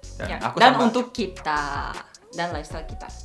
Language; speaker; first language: Indonesian; non-native, fluent; Russian